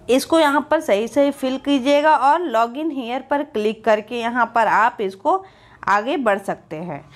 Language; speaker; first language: Hindi; native; Hindi